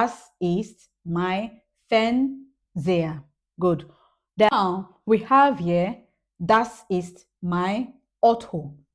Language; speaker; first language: German; non-native, learner; English